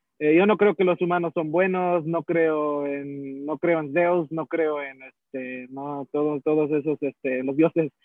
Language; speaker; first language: Spanish; early bilingual, heritage; Spanish